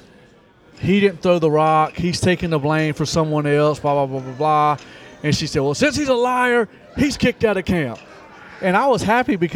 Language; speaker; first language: English; native; English